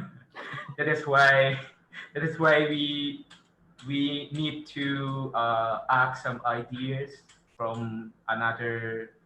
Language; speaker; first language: English; non-native, fluent; Thai